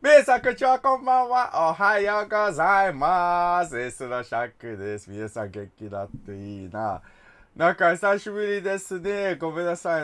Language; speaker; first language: Japanese; non-native, learner; English